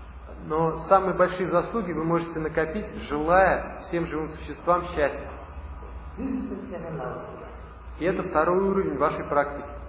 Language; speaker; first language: Russian; native; Russian